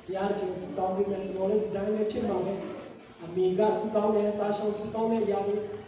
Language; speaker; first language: Burmese; non-native, local second language; Hakha Chin